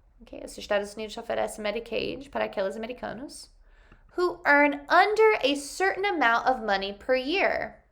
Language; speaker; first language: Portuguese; non-native, fluent; English